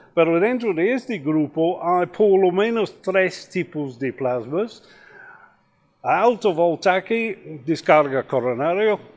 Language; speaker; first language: Spanish; non-native, fluent; English